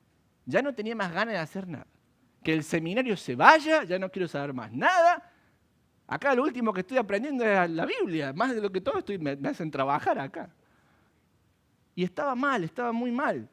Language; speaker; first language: Spanish; native; Spanish